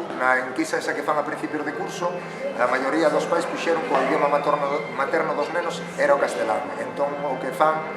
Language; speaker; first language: Galician; native; Galician